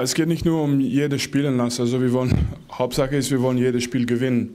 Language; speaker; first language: German; non-native, fluent; Dutch